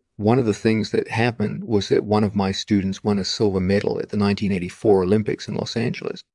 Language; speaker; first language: English; native; English